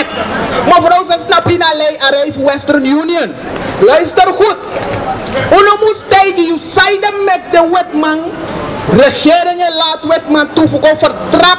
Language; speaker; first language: Dutch; non-native, local second language; Sranan Tongo